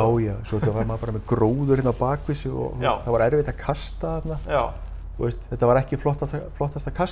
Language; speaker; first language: Icelandic; native; Icelandic